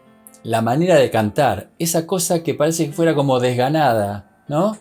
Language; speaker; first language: Spanish; native; Spanish